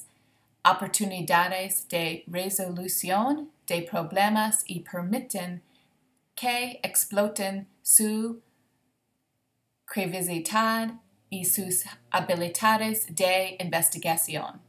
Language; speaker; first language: Spanish; non-native, fluent; English